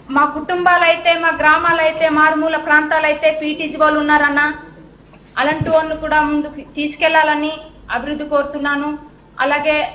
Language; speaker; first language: Telugu; non-native, local second language; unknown